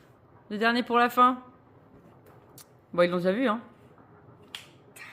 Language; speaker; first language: French; native; French